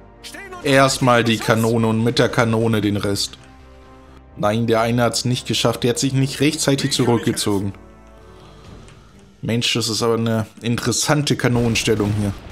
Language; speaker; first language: German; native; German